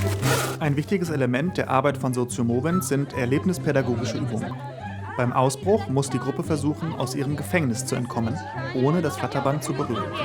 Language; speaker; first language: German; native; German